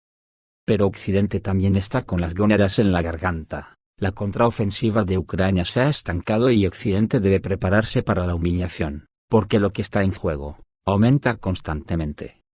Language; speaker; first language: Spanish; native; Spanish